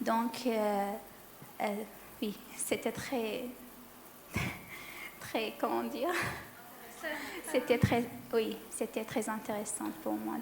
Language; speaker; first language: French; non-native, learner; Arabic